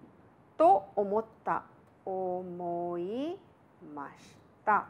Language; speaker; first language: Japanese; non-native, fluent; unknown